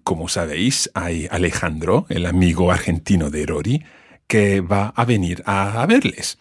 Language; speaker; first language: Spanish; non-native, fluent; English